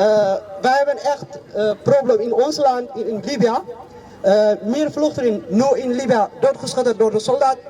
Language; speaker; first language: Dutch; non-native, learner; Tigrinya